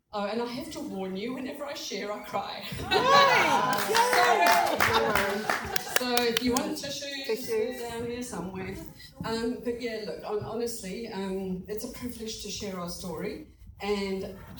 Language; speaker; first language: English; native; English